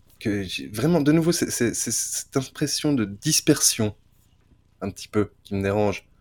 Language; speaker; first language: French; native; French